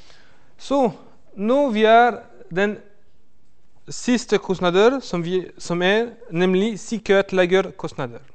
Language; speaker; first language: Norwegian; non-native, fluent; French